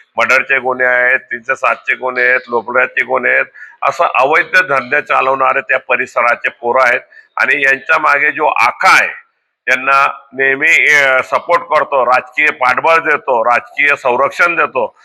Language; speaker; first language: Marathi; native; Marathi